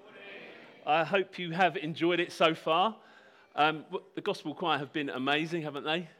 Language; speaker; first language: English; native; English